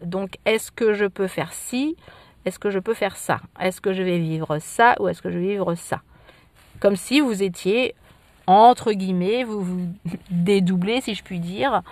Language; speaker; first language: French; native; French